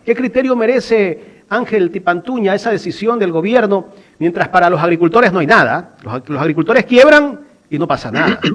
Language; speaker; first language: Spanish; native; Spanish